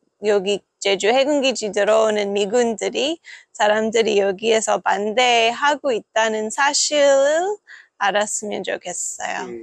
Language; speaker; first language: Korean; non-native, fluent; English